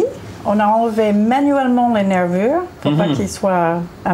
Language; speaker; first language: French; non-native, fluent; English